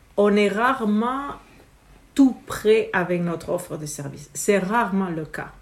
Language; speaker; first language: French; non-native, fluent; Romanian